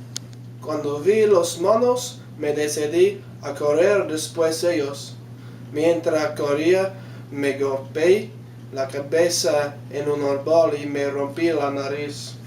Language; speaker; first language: Spanish; non-native, learner; English